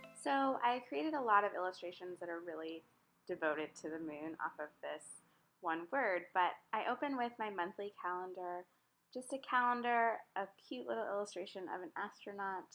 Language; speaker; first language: English; native; English